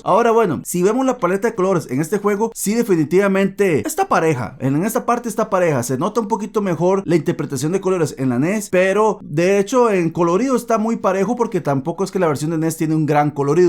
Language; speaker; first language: Spanish; native; Spanish